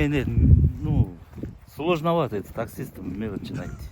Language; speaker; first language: Russian; non-native, local second language; Uzbek